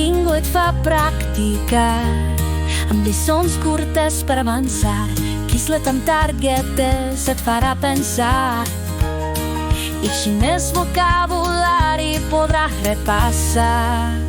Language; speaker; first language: Catalan; non-native, learner; Russian